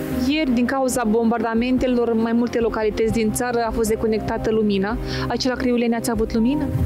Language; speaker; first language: Romanian; native; Romanian